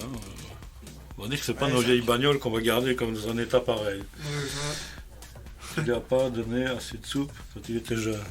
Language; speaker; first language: French; native; French